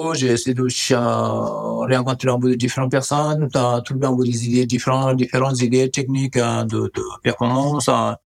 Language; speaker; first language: French; non-native, learner; Nepali